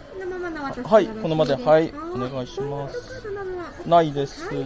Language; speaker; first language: Japanese; non-native, fluent; Korean